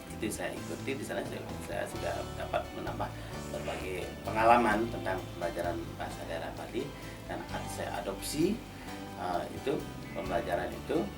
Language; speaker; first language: Indonesian; non-native, local second language; Balinese